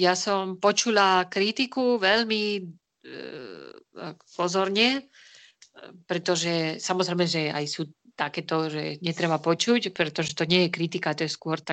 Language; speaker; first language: Slovak; non-native, fluent; Spanish